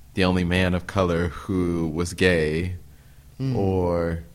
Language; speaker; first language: English; native; English